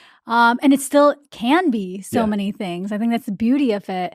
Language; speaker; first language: English; early bilingual, other home language; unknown